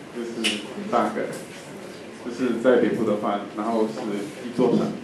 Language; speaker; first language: Chinese; non-native, fluent; French